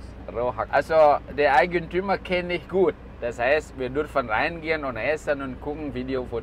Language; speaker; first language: German; non-native, fluent; Balinese